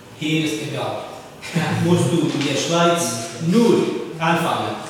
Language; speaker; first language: German; non-native, learner; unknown